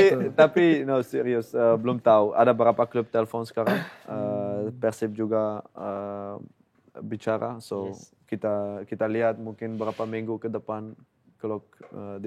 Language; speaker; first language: Indonesian; non-native, fluent; Dutch